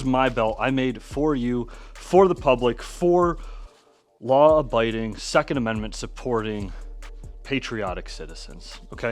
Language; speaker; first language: English; native; English